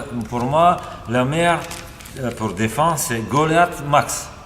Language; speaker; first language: French; non-native, fluent; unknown